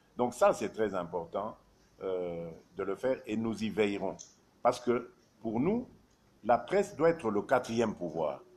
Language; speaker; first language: French; non-native, local second language; Luba-Lulua